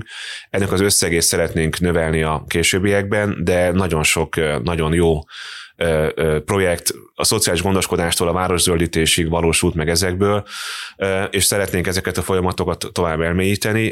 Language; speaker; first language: Hungarian; native; Hungarian